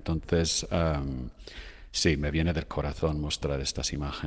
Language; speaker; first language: Spanish; non-native, fluent; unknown